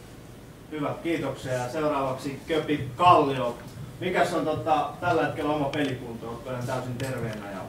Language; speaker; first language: Finnish; native; Finnish